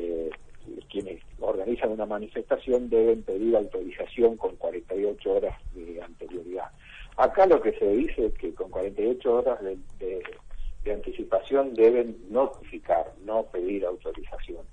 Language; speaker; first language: Spanish; native; Spanish